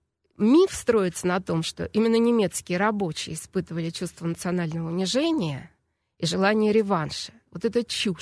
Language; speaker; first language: Russian; native; Russian